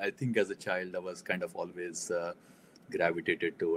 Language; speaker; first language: English; non-native, local second language; Marathi